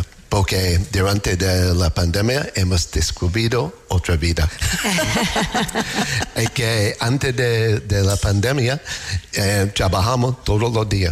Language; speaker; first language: Spanish; non-native, learner; English